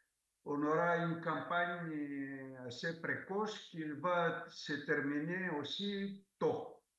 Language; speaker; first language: French; non-native, fluent; Greek